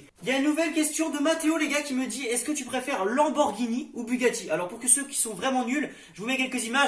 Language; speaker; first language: French; native; French